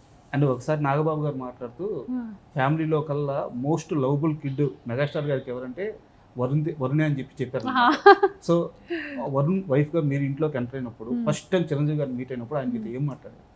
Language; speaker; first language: Telugu; native; Telugu